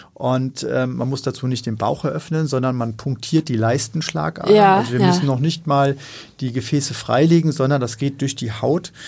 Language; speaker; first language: German; native; German